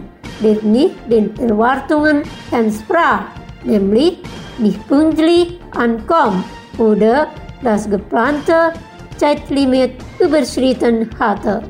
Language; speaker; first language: German; non-native, learner; Indonesian